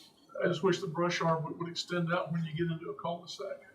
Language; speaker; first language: English; native; English